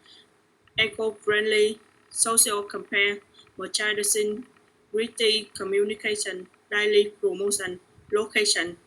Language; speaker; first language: English; non-native, learner; Vietnamese